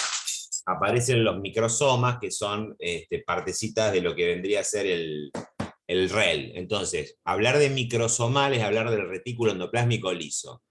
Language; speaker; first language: Spanish; native; Spanish